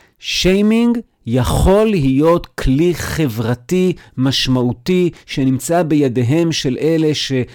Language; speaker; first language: Hebrew; native; Hebrew